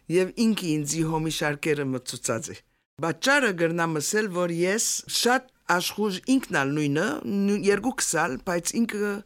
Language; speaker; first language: Armenian; early bilingual, heritage; Armenian